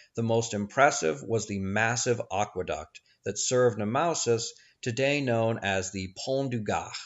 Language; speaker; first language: English; native; English